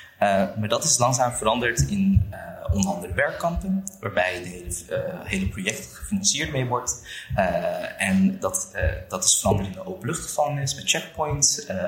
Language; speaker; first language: Dutch; early bilingual, other home language; Uyghur